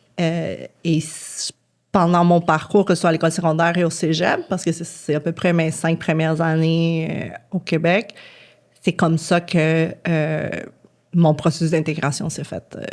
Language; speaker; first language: French; non-native, fluent; Spanish